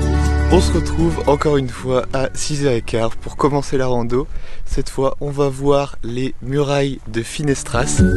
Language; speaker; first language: French; native; French